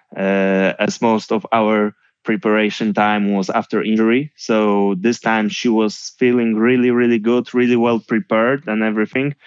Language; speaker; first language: English; non-native, fluent; Polish